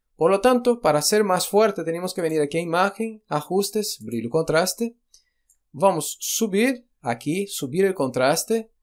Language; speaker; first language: Spanish; non-native, fluent; Portuguese